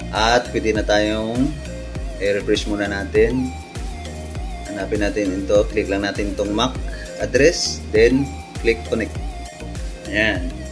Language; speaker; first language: Filipino; non-native, local second language; Cebuano